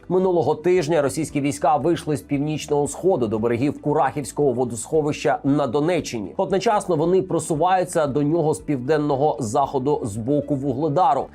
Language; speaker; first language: Ukrainian; native; Ukrainian